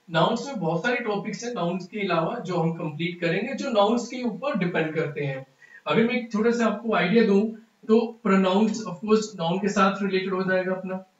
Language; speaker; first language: Hindi; non-native, local second language; Punjabi